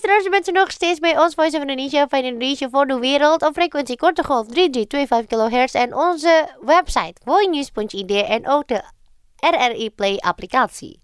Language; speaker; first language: Dutch; non-native, fluent; Indonesian